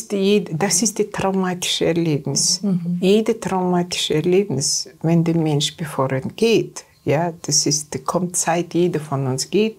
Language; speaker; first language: German; non-native, learner; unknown